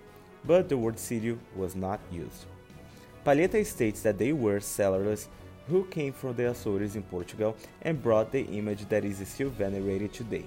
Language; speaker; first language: English; non-native, fluent; Portuguese